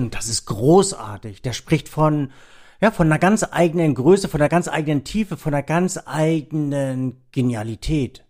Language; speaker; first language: German; native; German